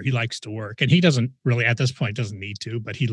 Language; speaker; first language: English; native; English